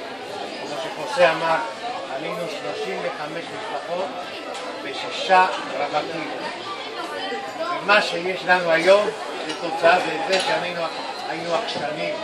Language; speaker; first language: Hebrew; non-native, fluent; Spanish